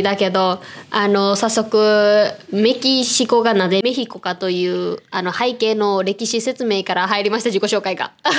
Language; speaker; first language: Japanese; early bilingual, heritage; Japanese